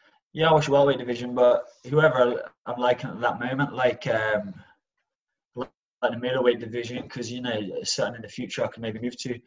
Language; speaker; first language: English; native; English